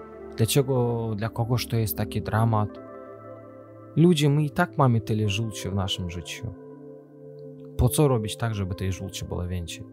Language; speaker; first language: Polish; non-native, learner; Azerbaijani